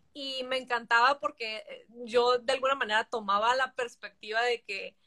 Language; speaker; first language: Spanish; native; Spanish